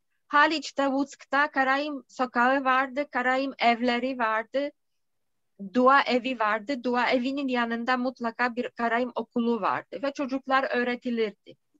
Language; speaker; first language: Turkish; non-native, fluent; Polish